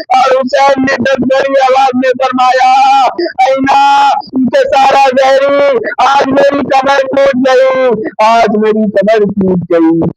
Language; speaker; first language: Urdu; native; Urdu